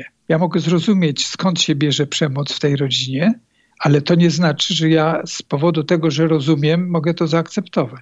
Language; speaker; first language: Polish; native; Polish